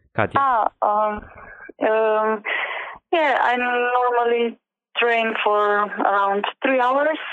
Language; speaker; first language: English; non-native, learner; Slovenian